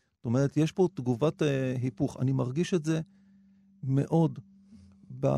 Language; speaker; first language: Hebrew; native; Hebrew